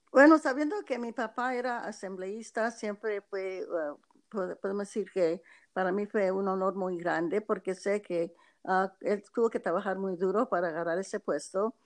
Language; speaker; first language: Spanish; early bilingual, heritage; Spanish